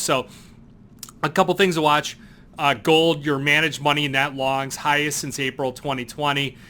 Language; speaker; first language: English; native; English